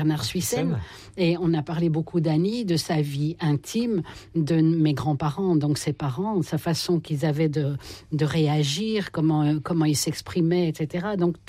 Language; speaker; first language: French; native; French